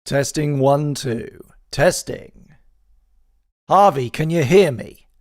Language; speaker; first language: English; native; English